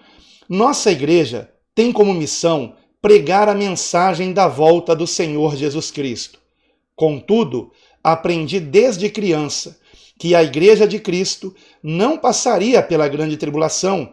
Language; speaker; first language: Portuguese; native; Portuguese